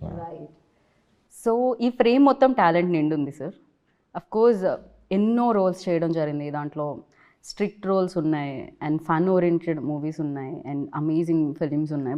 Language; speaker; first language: Telugu; native; Telugu